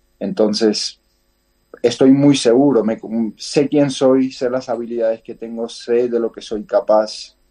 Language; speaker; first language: Spanish; non-native, fluent; Georgian